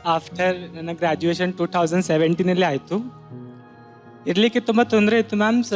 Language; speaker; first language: Kannada; native; Kannada